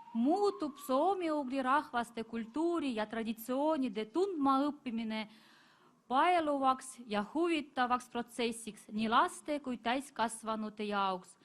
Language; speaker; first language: Estonian; non-native, fluent; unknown